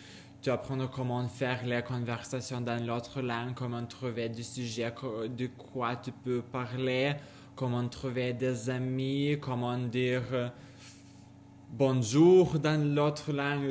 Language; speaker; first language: French; non-native, learner; Lithuanian